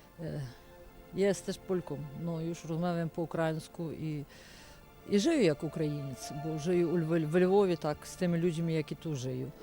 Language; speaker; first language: Ukrainian; non-native, local second language; Polish